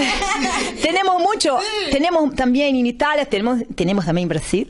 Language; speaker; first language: Spanish; non-native, learner; Portuguese